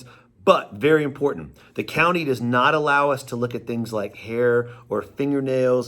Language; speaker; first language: English; native; English